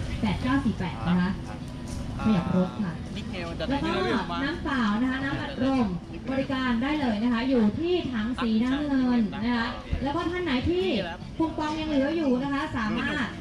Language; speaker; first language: Thai; native; Thai